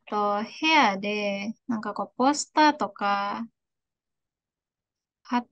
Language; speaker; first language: Japanese; non-native, fluent; Indonesian